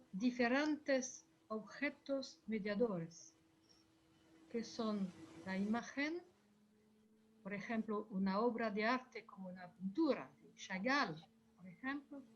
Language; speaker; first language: Spanish; non-native, fluent; French